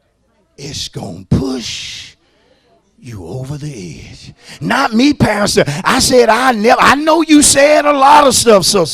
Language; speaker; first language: English; native; English